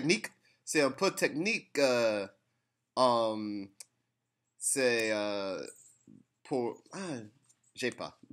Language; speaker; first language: French; non-native, learner; English